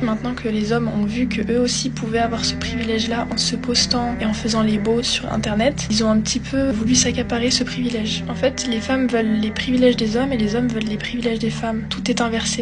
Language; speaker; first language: French; native; French